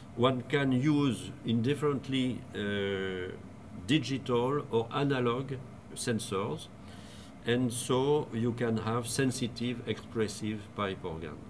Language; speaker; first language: English; non-native, fluent; French